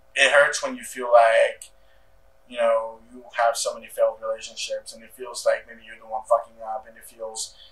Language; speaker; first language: English; early bilingual, other home language; Spanish